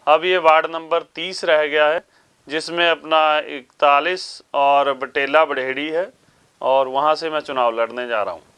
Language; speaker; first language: Hindi; non-native, local second language; Punjabi